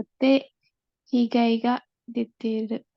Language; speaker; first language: Japanese; non-native, learner; Indonesian